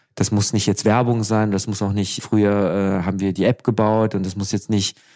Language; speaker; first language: German; native; German